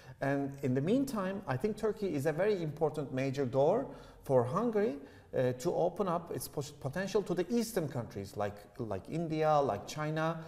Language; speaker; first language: English; non-native, fluent; Turkish